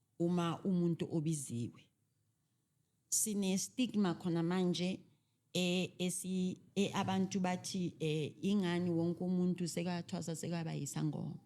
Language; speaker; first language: Zulu; non-native, local second language; Southern Sotho